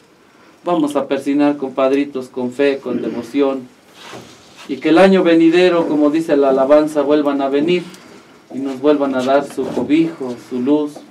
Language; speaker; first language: Spanish; native; Spanish